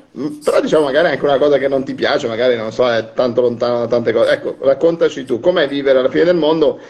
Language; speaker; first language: Italian; non-native, fluent; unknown